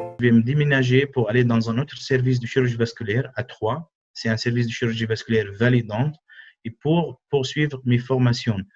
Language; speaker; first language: French; non-native, fluent; Arabic